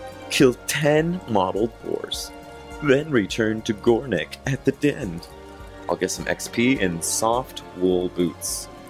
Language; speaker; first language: English; native; English